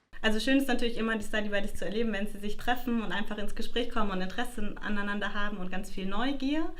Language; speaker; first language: German; native; German